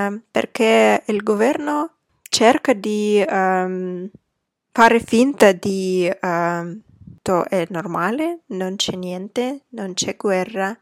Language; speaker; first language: Italian; non-native, fluent; Russian